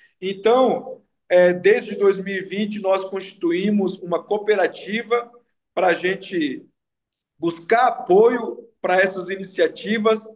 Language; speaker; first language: Portuguese; non-native, local second language; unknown